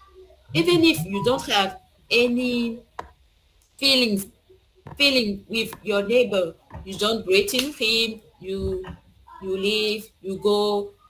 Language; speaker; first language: English; non-native, learner; French